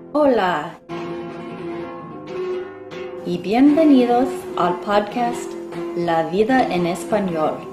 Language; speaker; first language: Spanish; non-native, fluent; English